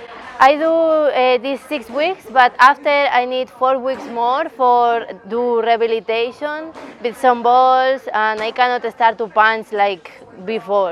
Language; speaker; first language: English; non-native, learner; Spanish